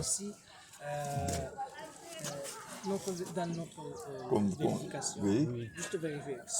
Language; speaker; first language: French; non-native, fluent; Japanese